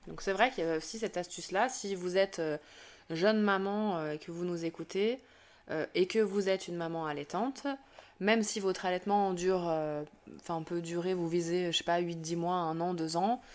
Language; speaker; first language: French; native; French